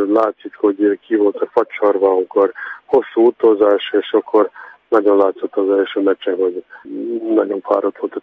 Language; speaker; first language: Hungarian; non-native, fluent; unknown